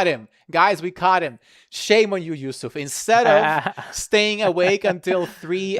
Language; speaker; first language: English; non-native, fluent; Serbian